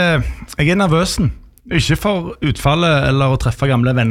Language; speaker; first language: Norwegian; native; Norwegian